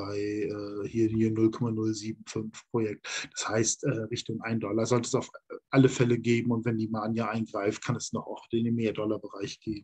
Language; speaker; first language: German; native; German